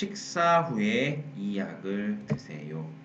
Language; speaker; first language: Korean; non-native, fluent; Vietnamese